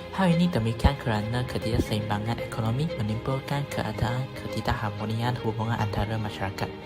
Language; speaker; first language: Malay; non-native, local second language; Chinese